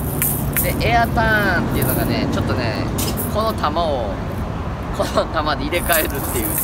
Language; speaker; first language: Japanese; native; Japanese